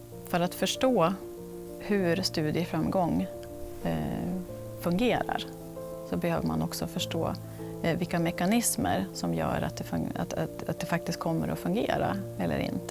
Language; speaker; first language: Swedish; native; Swedish